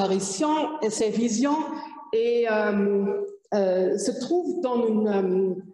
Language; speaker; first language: French; non-native, fluent; German